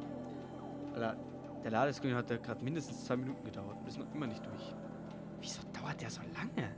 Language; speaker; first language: German; native; German